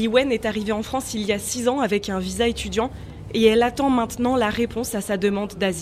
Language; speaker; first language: French; native; French